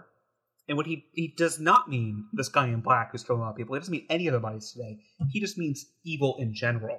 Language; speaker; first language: English; native; English